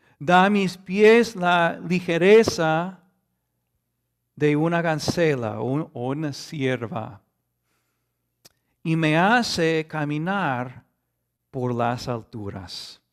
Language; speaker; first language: Spanish; non-native, fluent; English